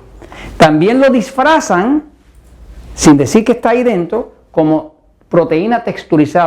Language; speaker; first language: Spanish; native; Spanish